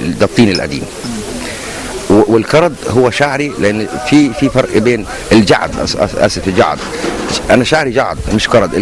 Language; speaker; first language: Egyptian Arabic; non-native, local second language; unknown